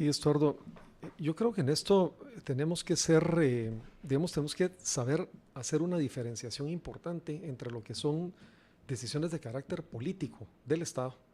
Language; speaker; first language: Spanish; native; Spanish